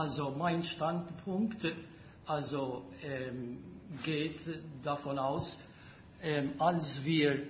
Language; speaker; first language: German; non-native, fluent; Maltese